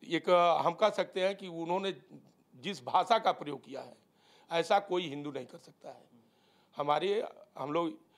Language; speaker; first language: Hindi; native; Hindi